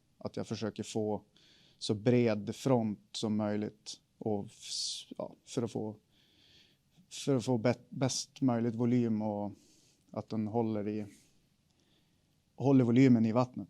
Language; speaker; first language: Swedish; native; Swedish